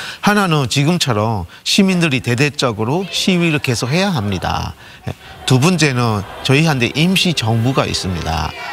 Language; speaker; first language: Korean; non-native, fluent; Burmese